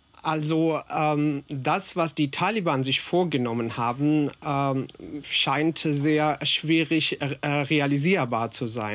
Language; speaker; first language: German; non-native, fluent; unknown